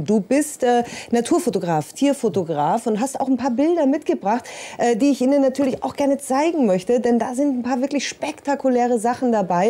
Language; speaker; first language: German; native; German